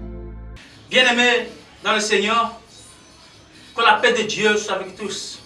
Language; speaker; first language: French; non-native, local second language; Ewe